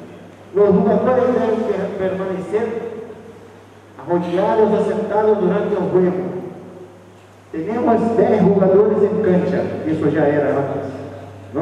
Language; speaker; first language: Spanish; non-native, fluent; Portuguese